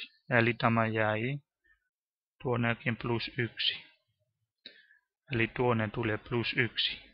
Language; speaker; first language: Finnish; non-native, learner; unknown